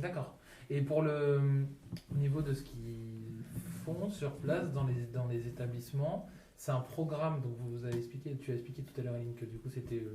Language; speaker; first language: French; native; French